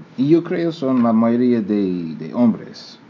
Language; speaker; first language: Spanish; non-native, learner; English